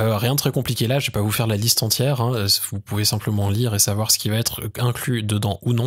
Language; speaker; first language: French; native; French